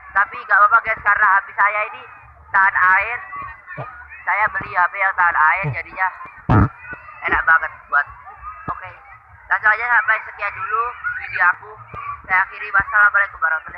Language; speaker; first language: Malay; non-native, local second language; Javanese